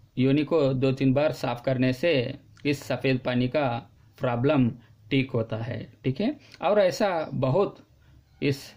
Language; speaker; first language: Hindi; non-native, local second language; Telugu